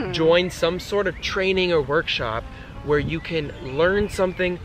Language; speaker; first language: English; native; English